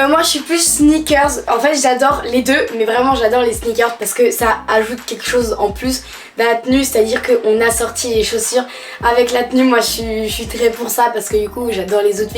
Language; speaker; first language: French; native; French